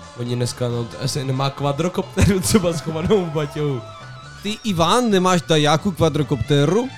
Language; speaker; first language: Czech; native; Czech